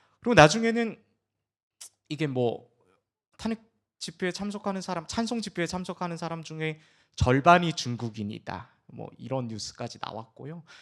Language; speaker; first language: Korean; early bilingual, heritage; Korean